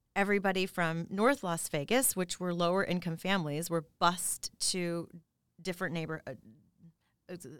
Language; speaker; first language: English; native; English